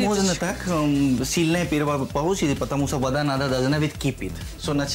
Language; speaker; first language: Russian; non-native, learner; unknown